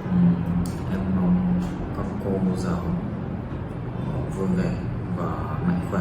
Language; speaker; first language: Vietnamese; non-native, learner; Korean